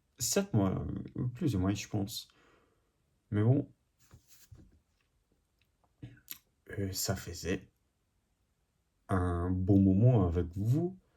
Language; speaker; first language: French; non-native, learner; English